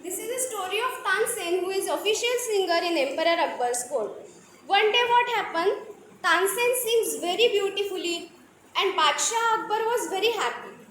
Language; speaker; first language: English; non-native, local second language; Marathi